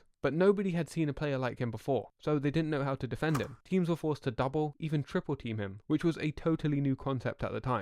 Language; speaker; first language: English; native; English